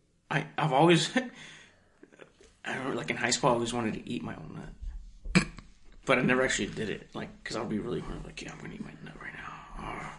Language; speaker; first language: English; early bilingual, other home language; Spanish